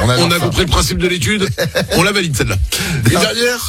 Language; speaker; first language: French; native; French